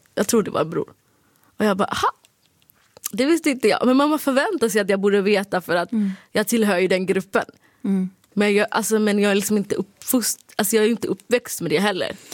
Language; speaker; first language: Swedish; early bilingual, other home language; Somali